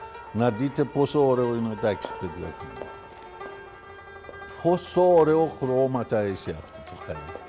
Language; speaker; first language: Greek; non-native, learner; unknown